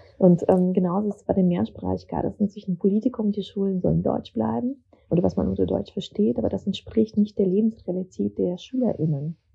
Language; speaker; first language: German; early bilingual, other home language; Russian